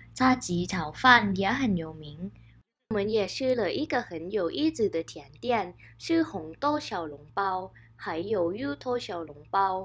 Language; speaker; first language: Chinese; non-native, learner; English